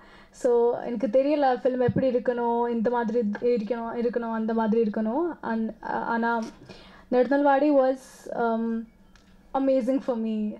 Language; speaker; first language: Tamil; non-native, fluent; Malayalam